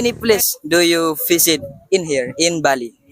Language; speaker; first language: English; non-native, learner; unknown